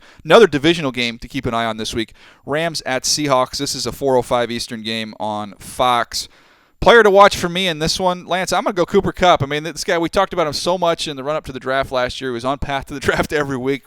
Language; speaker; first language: English; native; English